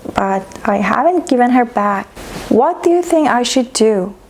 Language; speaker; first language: English; non-native, fluent; Persian